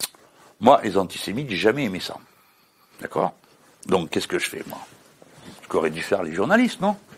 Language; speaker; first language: French; native; French